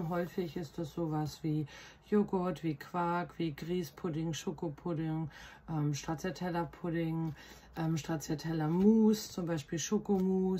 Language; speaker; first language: German; native; German